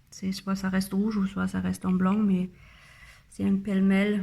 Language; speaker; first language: French; non-native, learner; German